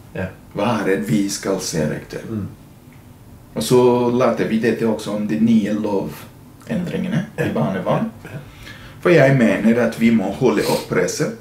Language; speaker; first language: Norwegian; non-native, fluent; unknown